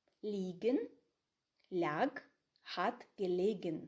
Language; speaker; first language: German; non-native, fluent; Ukrainian